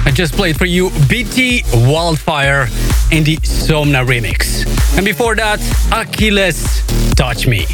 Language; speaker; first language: English; non-native, fluent; Romanian